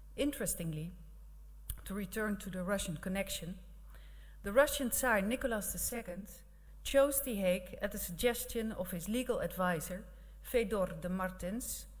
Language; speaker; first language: English; non-native, fluent; Dutch